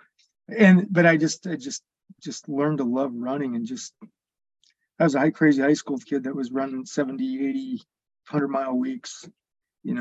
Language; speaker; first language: English; native; English